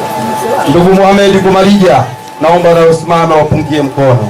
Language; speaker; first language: Swahili; native; Swahili